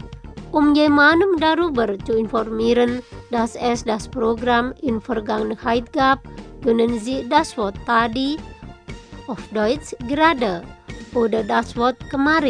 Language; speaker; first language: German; non-native, fluent; Indonesian